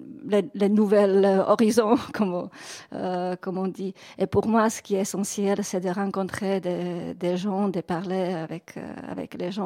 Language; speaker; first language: French; non-native, fluent; Czech